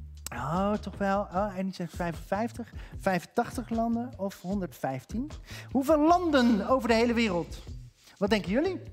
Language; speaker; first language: Dutch; native; Dutch